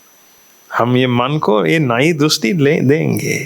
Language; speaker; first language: Hindi; non-native, fluent; Sinhala